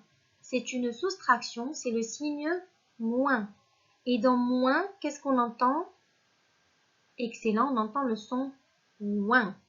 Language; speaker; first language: French; non-native, local second language; Arabic